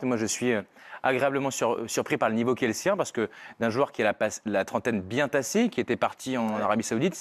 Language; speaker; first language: French; native; French